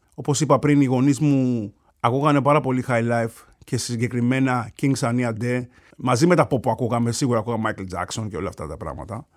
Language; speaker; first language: Greek; early bilingual, other home language; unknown